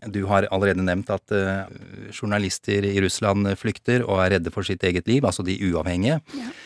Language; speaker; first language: Norwegian; native; Norwegian